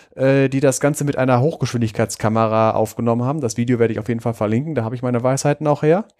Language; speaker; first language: German; native; German